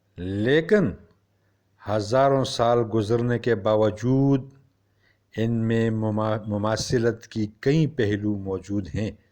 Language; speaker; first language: Urdu; non-native, local second language; Pashto